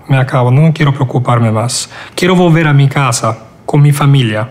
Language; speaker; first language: Spanish; non-native, fluent; Romanian